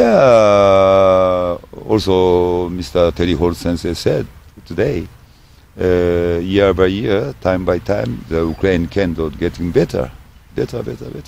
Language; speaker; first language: English; non-native, learner; Japanese